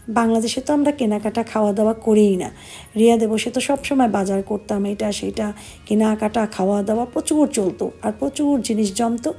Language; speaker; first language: Bangla; native; Bangla